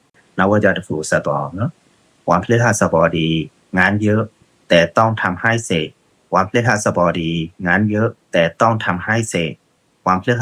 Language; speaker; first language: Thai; non-native, fluent; Burmese